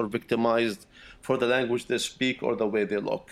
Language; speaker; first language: English; non-native, fluent; Arabic